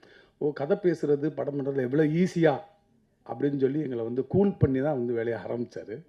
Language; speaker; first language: Tamil; native; Tamil